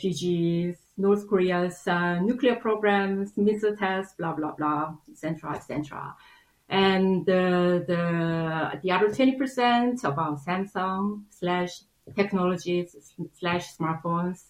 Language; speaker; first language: English; non-native, fluent; Korean